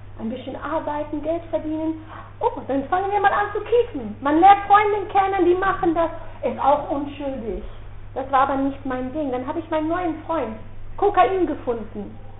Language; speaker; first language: German; non-native, fluent; Dutch